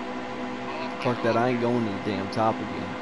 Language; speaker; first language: English; native; English